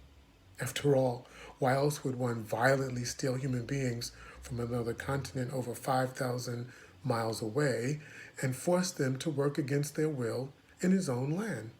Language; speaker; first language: English; native; English